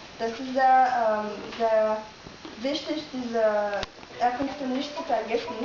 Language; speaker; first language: German; non-native, fluent; French